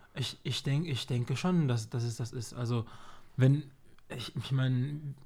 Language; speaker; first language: German; native; German